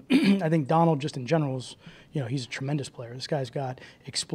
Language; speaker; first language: English; native; English